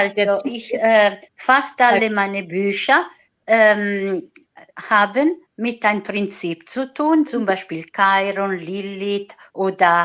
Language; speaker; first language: German; non-native, fluent; Italian